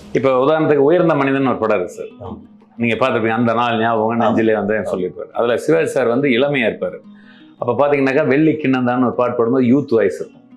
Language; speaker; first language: Tamil; non-native, local second language; Malayalam